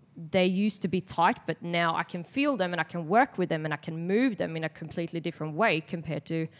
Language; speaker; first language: English; non-native, fluent; Swedish